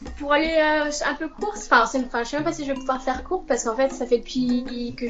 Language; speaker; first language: French; native; French